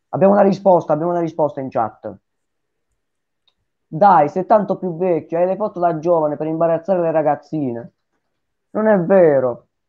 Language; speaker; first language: Italian; native; Italian